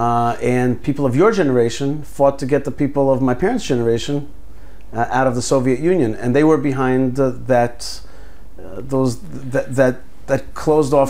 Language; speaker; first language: English; early bilingual, other home language; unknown